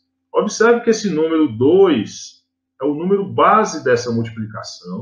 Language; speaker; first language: Portuguese; native; Portuguese